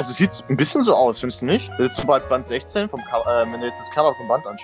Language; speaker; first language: German; native; German